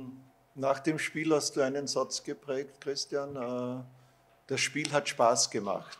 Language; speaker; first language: German; native; German